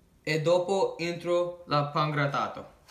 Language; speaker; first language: Italian; non-native, learner; English